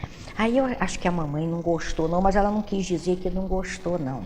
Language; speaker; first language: Portuguese; native; Portuguese